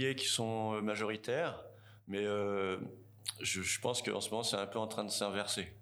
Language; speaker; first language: French; native; French